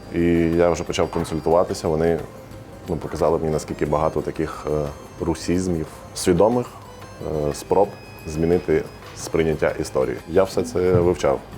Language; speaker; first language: Ukrainian; native; Ukrainian